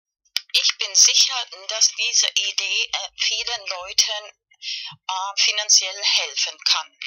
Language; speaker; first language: German; non-native, fluent; Spanish